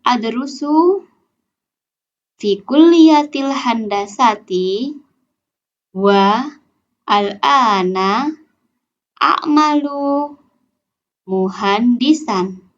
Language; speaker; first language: Arabic; non-native, learner; Indonesian